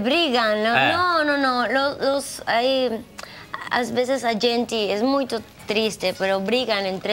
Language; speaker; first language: Portuguese; non-native, learner; Spanish